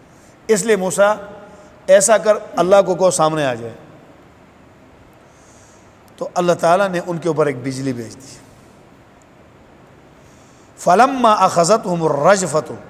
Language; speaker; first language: Urdu; native; Urdu